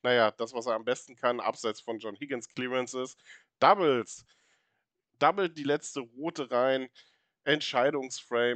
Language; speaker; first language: German; native; German